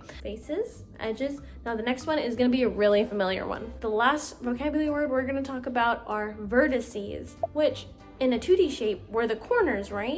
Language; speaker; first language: English; native; English